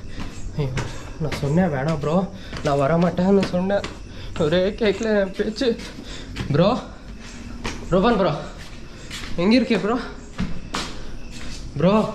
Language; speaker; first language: Tamil; non-native, local second language; Kannada